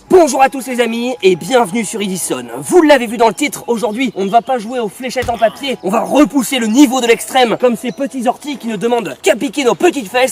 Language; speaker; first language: French; native; French